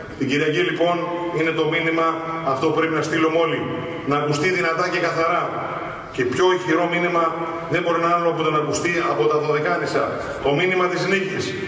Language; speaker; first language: Greek; native; Greek